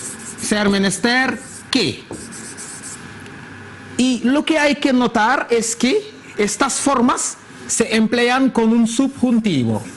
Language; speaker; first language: Spanish; non-native, fluent; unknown